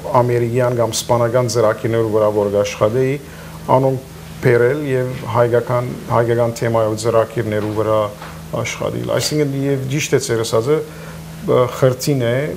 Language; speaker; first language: Armenian; native; Armenian